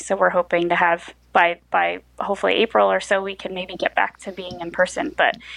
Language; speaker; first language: English; native; English